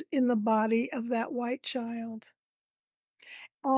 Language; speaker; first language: English; native; English